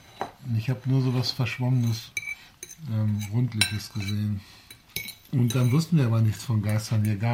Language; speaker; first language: German; native; German